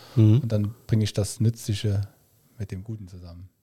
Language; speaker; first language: German; native; German